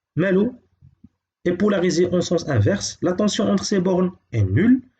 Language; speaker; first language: French; non-native, local second language; Arabic